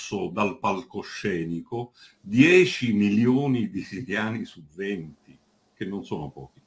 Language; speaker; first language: Italian; native; Italian